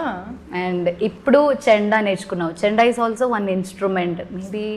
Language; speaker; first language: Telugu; non-native, learner; Malayalam